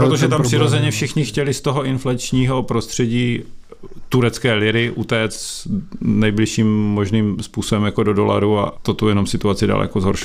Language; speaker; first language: Czech; native; Czech